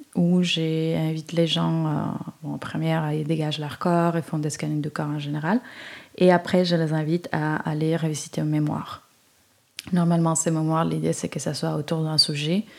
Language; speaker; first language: French; non-native, fluent; Spanish